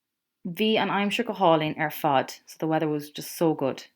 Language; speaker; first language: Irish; non-native, local second language; English